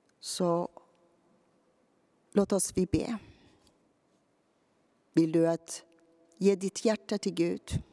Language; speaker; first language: Swedish; non-native, fluent; Persian